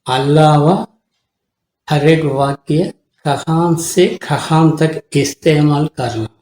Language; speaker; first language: Hindi; non-native, local second language; Tamil